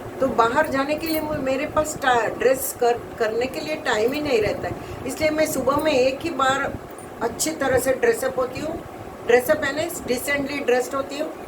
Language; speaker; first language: Hindi; non-native, local second language; Marathi